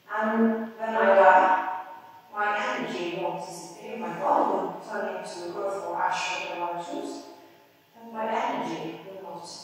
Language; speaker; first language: English; non-native, fluent; Norwegian